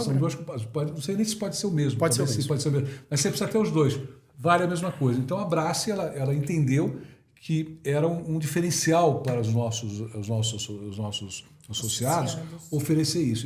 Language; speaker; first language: Portuguese; native; Portuguese